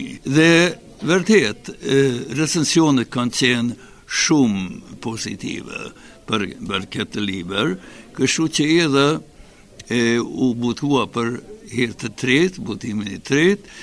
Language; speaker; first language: Albanian; non-native, fluent; Swedish